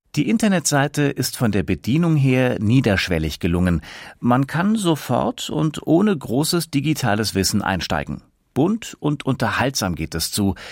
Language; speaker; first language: German; native; German